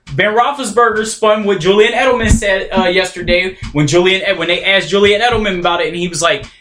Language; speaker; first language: English; native; English